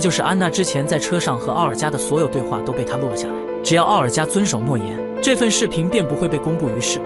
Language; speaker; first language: Chinese; native; Chinese